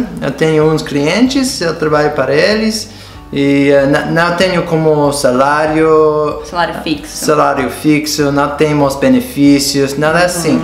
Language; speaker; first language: Portuguese; non-native, fluent; English